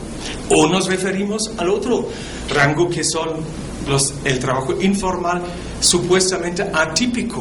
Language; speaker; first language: Spanish; non-native, fluent; German